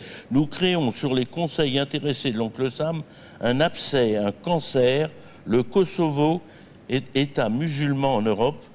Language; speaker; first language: French; native; French